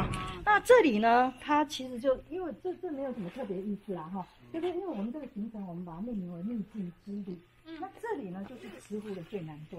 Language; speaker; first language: Chinese; native; Chinese